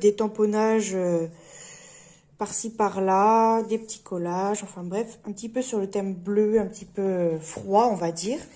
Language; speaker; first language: French; native; French